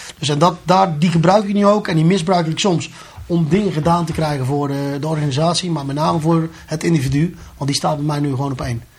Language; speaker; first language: Dutch; native; Dutch